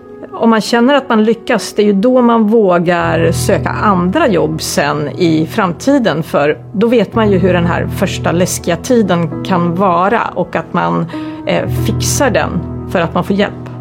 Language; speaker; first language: Swedish; native; Swedish